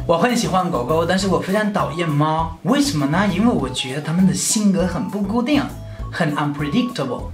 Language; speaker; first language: Chinese; non-native, fluent; Spanish